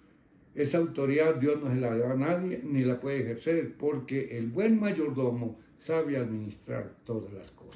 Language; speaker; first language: Spanish; native; Spanish